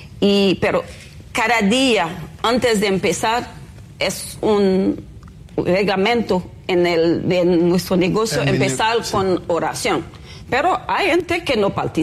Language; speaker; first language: Spanish; non-native, fluent; Haitian Creole